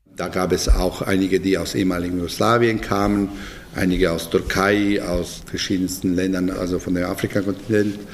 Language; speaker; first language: German; non-native, fluent; Bosnian